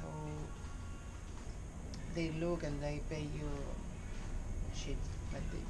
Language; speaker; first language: English; non-native, learner; Spanish